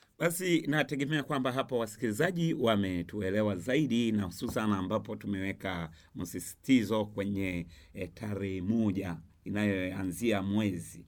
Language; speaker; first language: Swahili; non-native, local second language; Rundi